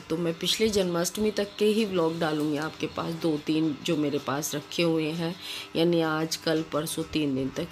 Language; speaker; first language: Hindi; native; Hindi